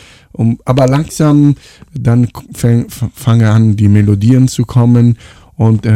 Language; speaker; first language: German; non-native, fluent; Italian